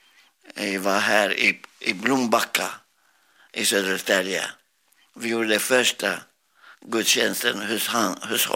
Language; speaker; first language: Swedish; non-native, learner; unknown